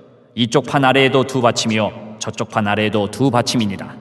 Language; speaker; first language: Korean; native; Korean